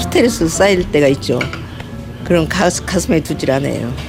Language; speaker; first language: Korean; native; Korean